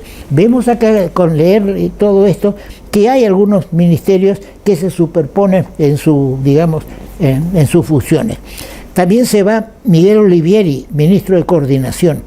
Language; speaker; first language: Spanish; native; Spanish